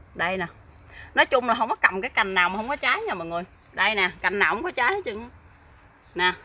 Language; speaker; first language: Vietnamese; early bilingual, heritage; Vietnamese